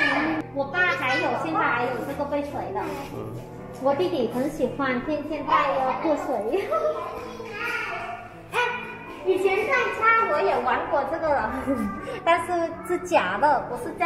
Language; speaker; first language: Chinese; non-native, learner; Vietnamese